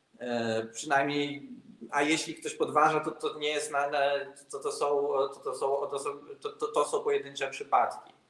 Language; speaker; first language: Polish; native; Polish